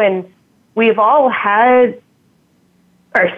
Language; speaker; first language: English; native; English